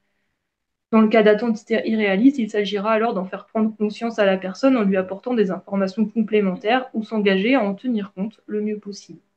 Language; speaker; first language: French; native; French